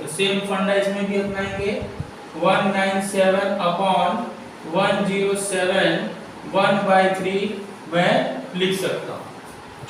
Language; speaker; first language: Hindi; native; Hindi